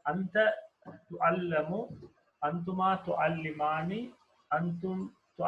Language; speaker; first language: Arabic; non-native, learner; Tamil